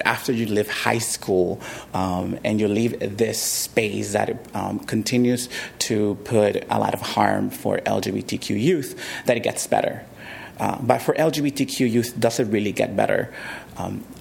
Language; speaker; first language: English; early bilingual, other home language; Spanish